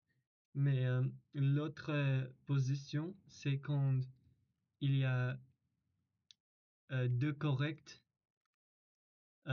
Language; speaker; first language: French; non-native, learner; English